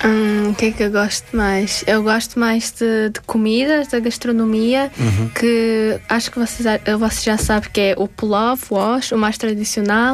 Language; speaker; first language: Portuguese; early bilingual, other home language; Tajik